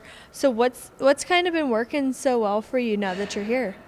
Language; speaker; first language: English; native; English